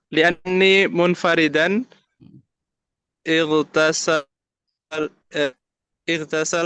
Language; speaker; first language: Arabic; non-native, learner; Indonesian